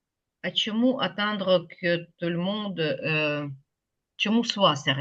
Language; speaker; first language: French; non-native, fluent; Ukrainian